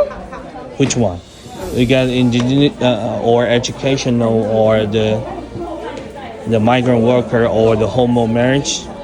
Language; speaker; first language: English; non-native, fluent; Chinese